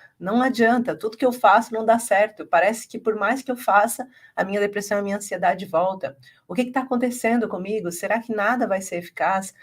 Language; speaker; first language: Portuguese; native; Portuguese